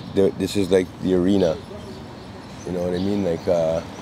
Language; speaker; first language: English; native; English